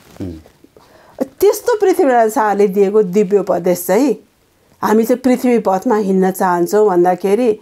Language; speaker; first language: Nepali; native; Nepali